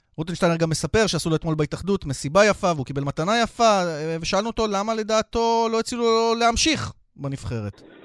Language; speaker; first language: Hebrew; native; Hebrew